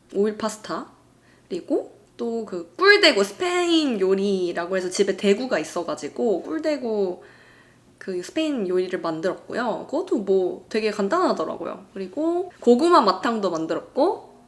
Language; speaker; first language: Korean; native; Korean